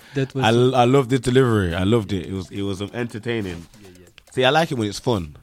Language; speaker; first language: English; native; English